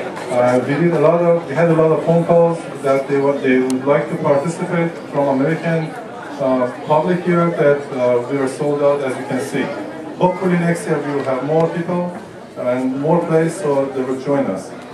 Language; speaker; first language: English; non-native, fluent; Persian